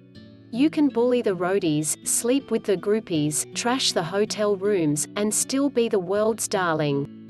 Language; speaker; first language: English; native; English